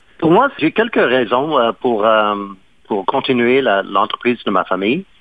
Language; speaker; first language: French; non-native, fluent; English